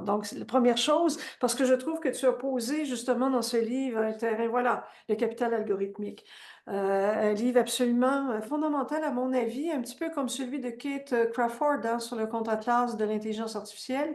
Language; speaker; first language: French; native; French